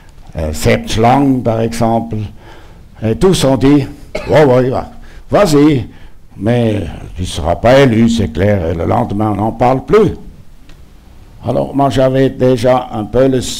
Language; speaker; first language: French; non-native, local second language; German